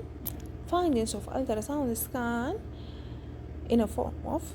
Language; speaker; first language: English; non-native, local second language; Arabic